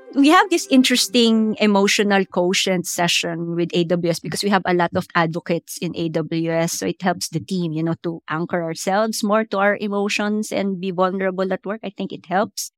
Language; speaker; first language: English; non-native, local second language; Filipino